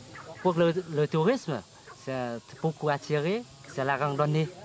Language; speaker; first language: French; non-native, fluent; Vietnamese